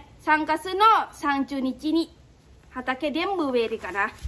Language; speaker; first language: Japanese; non-native, local second language; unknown